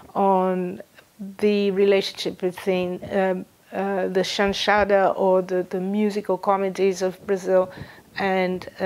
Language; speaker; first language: English; non-native, fluent; Portuguese